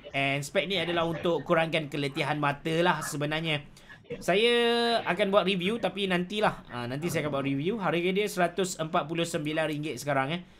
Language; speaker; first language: Malay; native; Malay